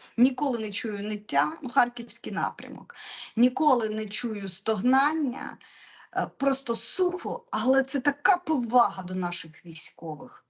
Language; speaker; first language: Ukrainian; non-native, local second language; Russian